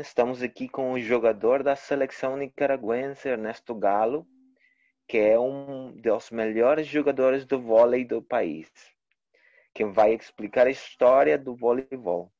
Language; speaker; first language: Portuguese; non-native, learner; Spanish